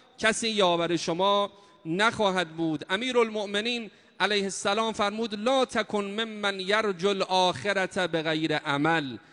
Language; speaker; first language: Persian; native; Persian